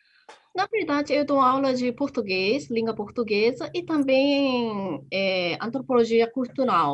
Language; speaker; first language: Portuguese; non-native, fluent; Japanese